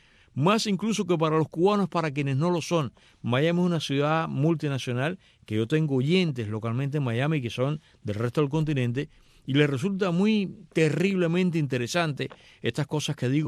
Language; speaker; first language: Spanish; native; Spanish